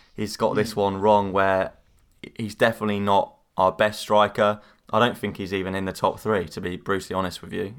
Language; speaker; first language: English; native; English